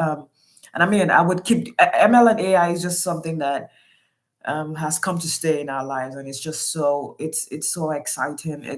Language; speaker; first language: English; non-native, local second language; Yoruba